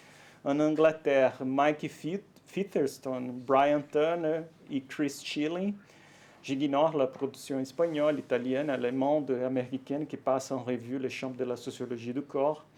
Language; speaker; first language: French; non-native, fluent; Portuguese